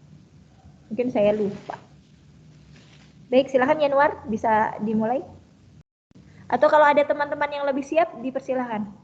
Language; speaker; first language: Indonesian; native; Indonesian